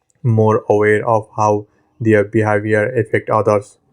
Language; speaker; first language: English; non-native, fluent; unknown